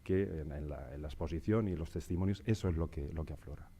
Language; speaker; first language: Spanish; non-native, local second language; Catalan